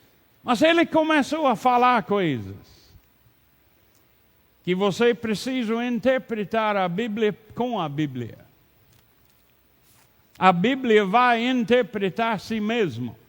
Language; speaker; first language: Portuguese; non-native, learner; English